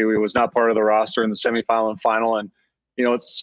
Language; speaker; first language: English; native; English